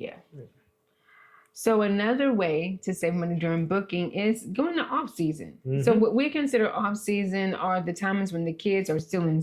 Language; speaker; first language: English; native; English